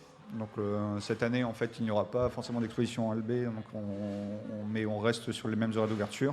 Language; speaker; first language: French; native; French